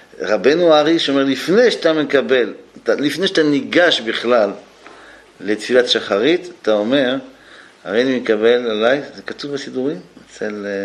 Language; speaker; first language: Hebrew; native; Hebrew